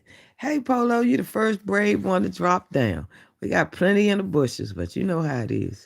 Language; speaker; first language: English; native; English